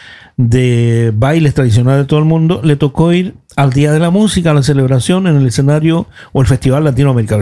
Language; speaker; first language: Spanish; native; Spanish